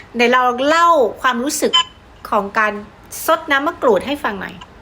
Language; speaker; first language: Thai; native; Thai